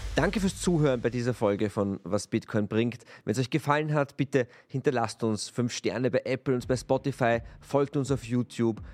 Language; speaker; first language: German; native; German